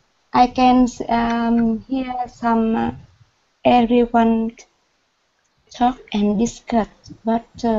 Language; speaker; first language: English; non-native, learner; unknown